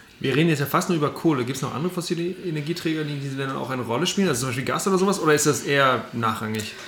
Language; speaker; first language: German; native; German